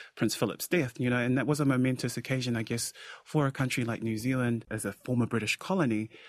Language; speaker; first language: English; native; English